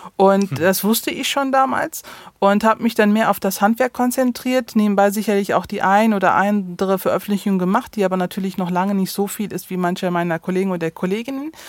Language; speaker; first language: German; early bilingual, other home language; Turkish